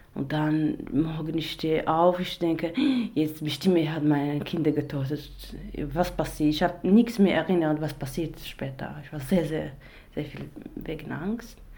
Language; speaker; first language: German; non-native, learner; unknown